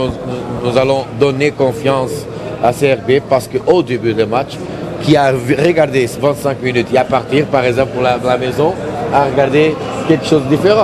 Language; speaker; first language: French; non-native, learner; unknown